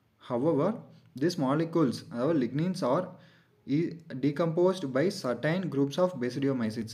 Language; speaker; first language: English; non-native, local second language; Tamil